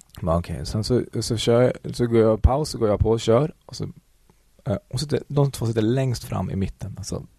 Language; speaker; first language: Swedish; early bilingual, other home language; Kurdish